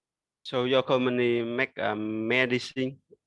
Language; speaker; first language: English; non-native, learner; Vietnamese